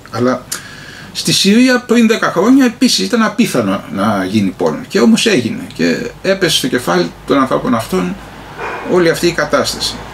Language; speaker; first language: Greek; native; Greek